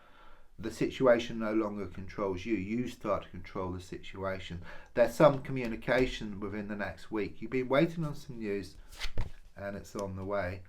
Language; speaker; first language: English; native; English